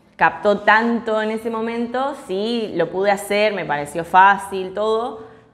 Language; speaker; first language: Spanish; early bilingual, other home language; English